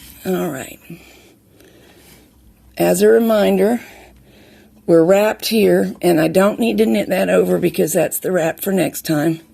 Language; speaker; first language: English; native; English